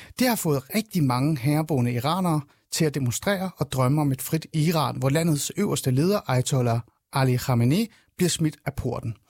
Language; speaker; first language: Danish; early bilingual, other home language; Persian